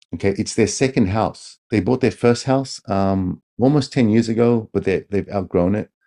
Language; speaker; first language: English; native; English